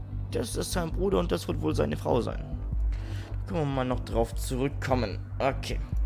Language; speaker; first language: German; native; German